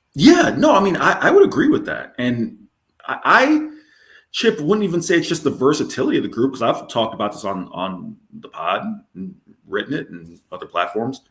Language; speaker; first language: English; native; English